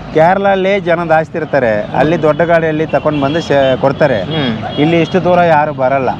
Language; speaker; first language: Kannada; non-native, local second language; Tamil